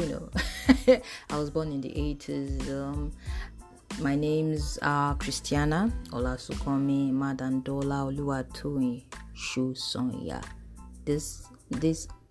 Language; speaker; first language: English; non-native, local second language; Yoruba